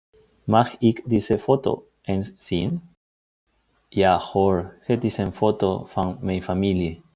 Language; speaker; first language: Dutch; non-native, learner; Spanish